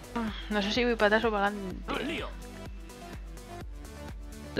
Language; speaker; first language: Spanish; native; Spanish